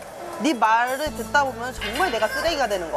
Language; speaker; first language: Korean; native; Korean